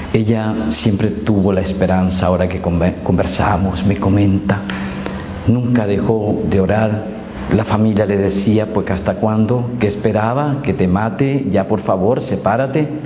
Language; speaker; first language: Spanish; native; Spanish